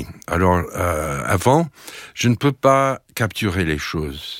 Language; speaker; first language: French; non-native, fluent; English